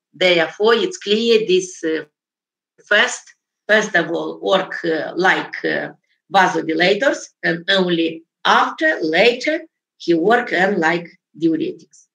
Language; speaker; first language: English; non-native, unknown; Romanian